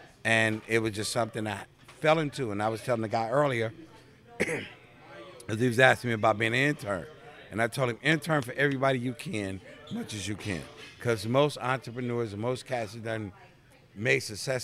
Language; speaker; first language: English; native; English